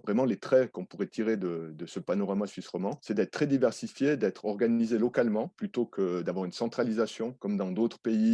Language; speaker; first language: French; native; French